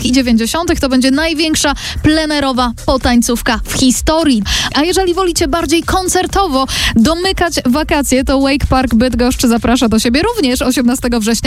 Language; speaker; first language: Polish; native; Polish